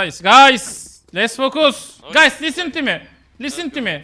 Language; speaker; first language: English; non-native, learner; Turkish